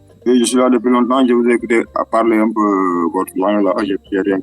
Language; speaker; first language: French; non-native, local second language; Wolof